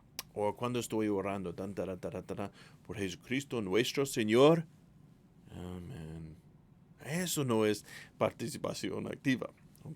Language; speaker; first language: Spanish; non-native, fluent; English